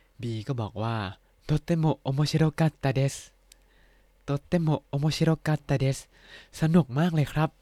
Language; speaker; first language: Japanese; non-native, fluent; Thai